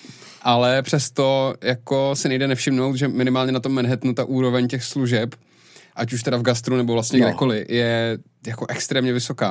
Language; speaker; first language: Czech; native; Czech